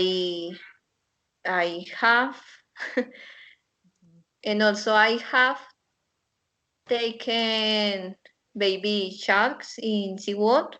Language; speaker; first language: English; non-native, learner; Spanish